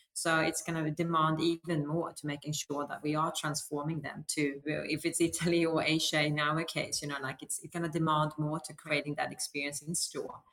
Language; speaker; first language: English; non-native, fluent; Swedish